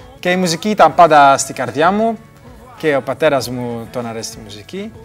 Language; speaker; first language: Greek; early bilingual, heritage; Greek